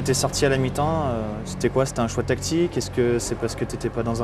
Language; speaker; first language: French; native; French